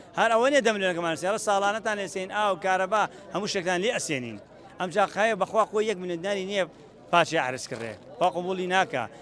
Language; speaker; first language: Central Kurdish; native; Central Kurdish